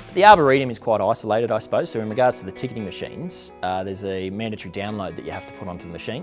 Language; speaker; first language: English; native; English